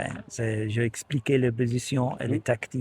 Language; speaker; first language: French; non-native, learner; English